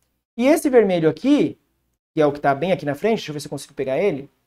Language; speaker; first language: Portuguese; native; Portuguese